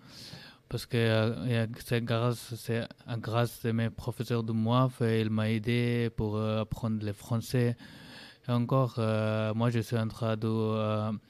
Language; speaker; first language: French; non-native, learner; Bangla